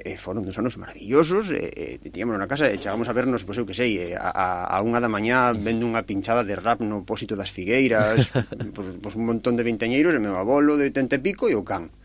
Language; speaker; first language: Galician; native; Galician